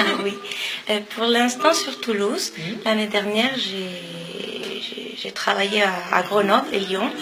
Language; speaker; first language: French; non-native, fluent; Spanish